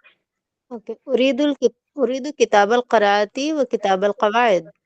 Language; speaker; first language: Arabic; non-native, learner; Hindi